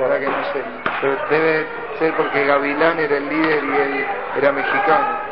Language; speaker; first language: Spanish; native; Spanish